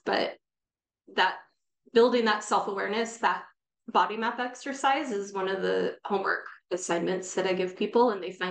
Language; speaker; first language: English; native; English